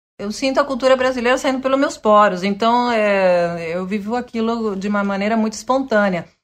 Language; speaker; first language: Portuguese; early bilingual, other home language; Spanish